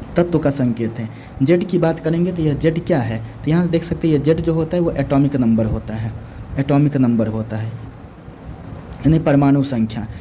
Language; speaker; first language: Hindi; native; Hindi